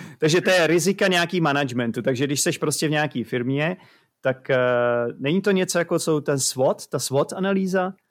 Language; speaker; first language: Czech; native; Czech